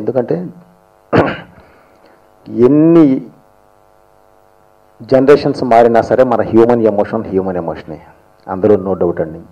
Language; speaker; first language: Telugu; native; Telugu